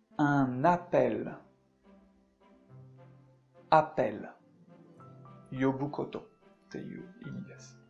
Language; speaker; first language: Japanese; non-native, fluent; French